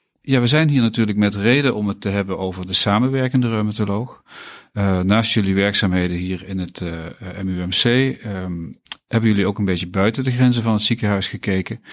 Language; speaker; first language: Dutch; native; Dutch